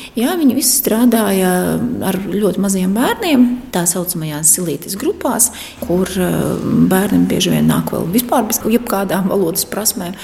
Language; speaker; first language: Latvian; non-native, local second language; Russian